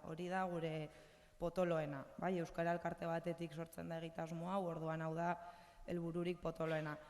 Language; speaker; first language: Basque; non-native, local second language; Spanish